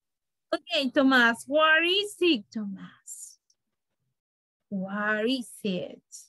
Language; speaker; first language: English; non-native, fluent; Spanish